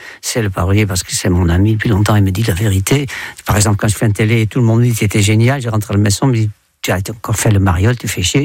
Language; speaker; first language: French; non-native, fluent; Dutch